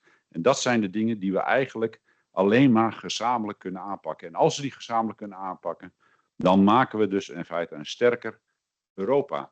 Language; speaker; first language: Dutch; native; Dutch